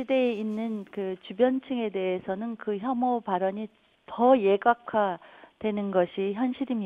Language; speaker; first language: Korean; native; Korean